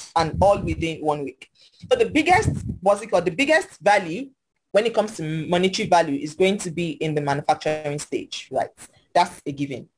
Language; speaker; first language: English; non-native, local second language; Yoruba